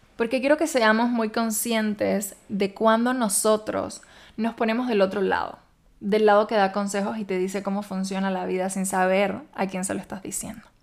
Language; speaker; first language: Spanish; native; Spanish